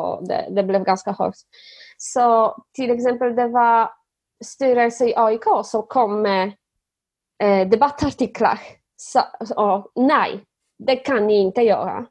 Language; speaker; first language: Swedish; non-native, fluent; Polish